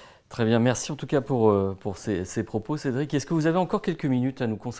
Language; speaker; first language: French; native; French